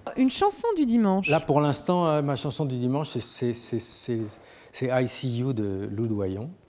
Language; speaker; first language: French; native; French